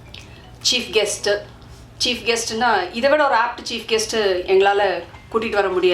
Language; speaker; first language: Tamil; native; Tamil